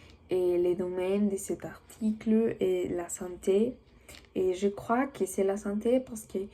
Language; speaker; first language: French; non-native, learner; Spanish